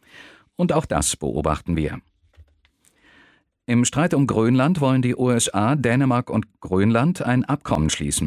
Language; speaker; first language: German; native; German